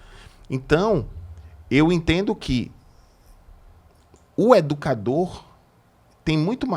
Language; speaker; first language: Portuguese; native; Portuguese